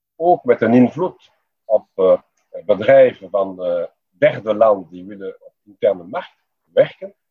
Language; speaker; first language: Dutch; non-native, local second language; French